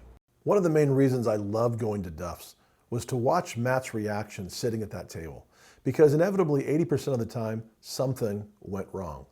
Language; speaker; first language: English; native; English